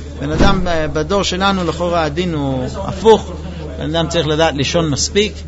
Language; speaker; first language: Hebrew; non-native, fluent; English